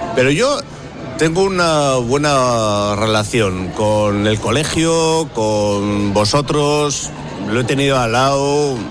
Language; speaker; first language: Spanish; non-native, local second language; Basque